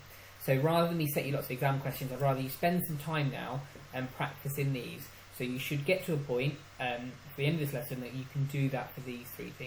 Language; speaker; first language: English; native; English